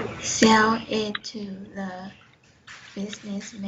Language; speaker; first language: English; non-native, learner; Chinese